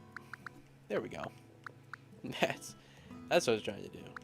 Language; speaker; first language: English; native; English